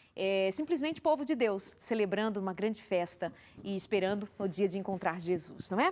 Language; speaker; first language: Portuguese; native; Portuguese